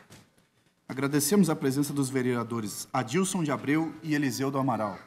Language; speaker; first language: Portuguese; native; Portuguese